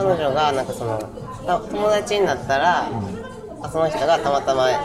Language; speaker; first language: Japanese; native; Japanese